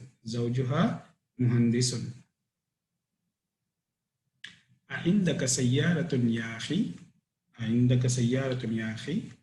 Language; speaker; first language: Arabic; non-native, fluent; Tamil